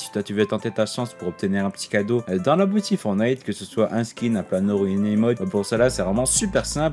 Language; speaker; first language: French; native; French